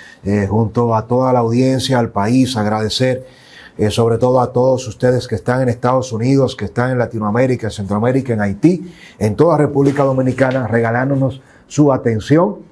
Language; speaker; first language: Spanish; native; Spanish